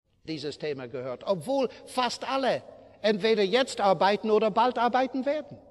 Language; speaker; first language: German; non-native, fluent; English